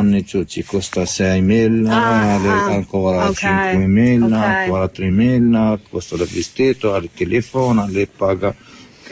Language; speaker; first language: Italian; non-native, learner; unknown